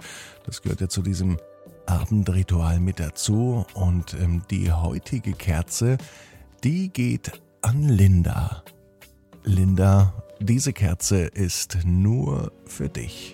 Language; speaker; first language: German; native; German